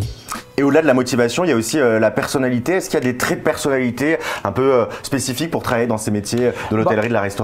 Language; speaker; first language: French; native; French